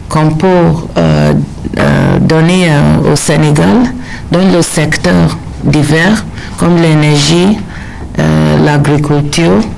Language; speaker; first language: French; non-native, learner; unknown